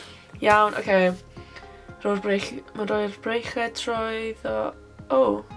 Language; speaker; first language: Welsh; non-native, local second language; English